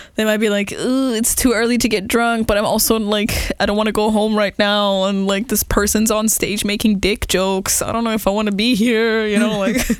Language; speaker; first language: English; non-native, fluent; Persian